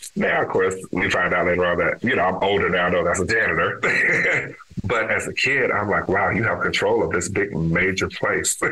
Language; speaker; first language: English; native; English